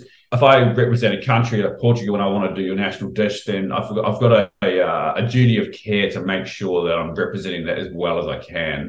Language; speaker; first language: English; native; English